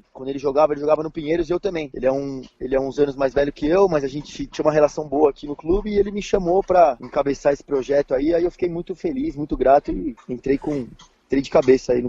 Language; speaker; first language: Portuguese; native; Portuguese